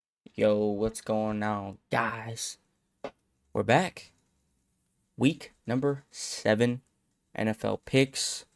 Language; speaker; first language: English; native; English